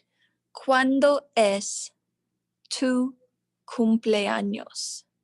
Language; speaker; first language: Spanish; non-native, learner; English